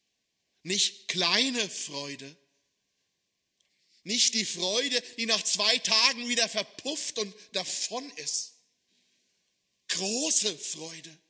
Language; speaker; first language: German; native; German